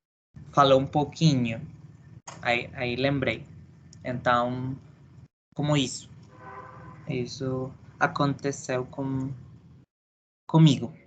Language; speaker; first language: Portuguese; non-native, learner; Spanish